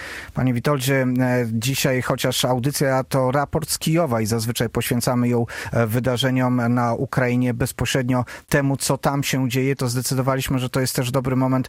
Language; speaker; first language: Polish; native; Polish